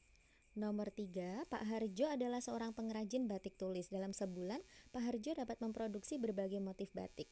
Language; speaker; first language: Indonesian; native; Indonesian